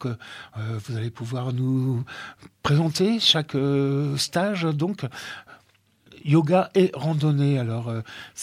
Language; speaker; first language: French; native; French